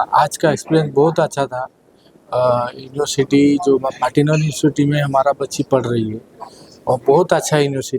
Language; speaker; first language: Hindi; non-native, local second language; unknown